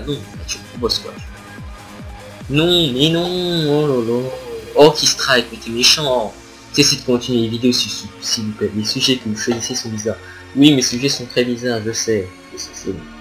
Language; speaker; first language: French; native; French